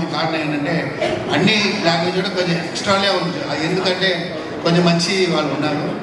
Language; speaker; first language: Telugu; non-native, fluent; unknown